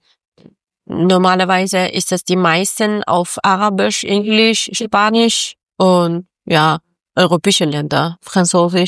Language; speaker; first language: German; non-native, learner; Persian